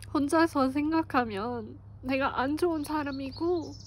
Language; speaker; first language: Korean; non-native, fluent; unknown